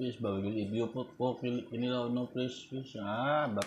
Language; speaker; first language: English; non-native, learner; Cebuano